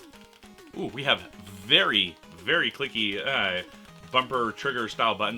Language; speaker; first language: English; native; English